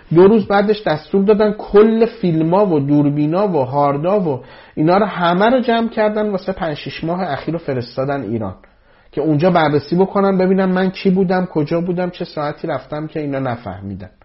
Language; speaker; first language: Persian; native; Persian